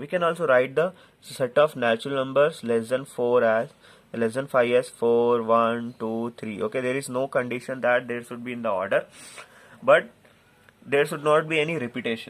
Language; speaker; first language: English; non-native, local second language; Telugu